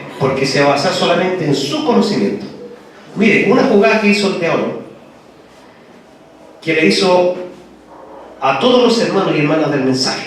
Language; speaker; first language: Spanish; native; Spanish